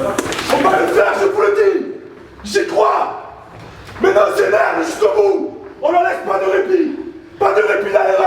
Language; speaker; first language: French; native; French